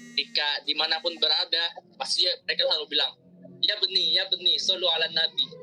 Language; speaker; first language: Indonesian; native; Indonesian